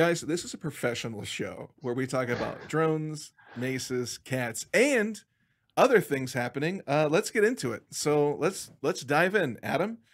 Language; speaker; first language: English; native; English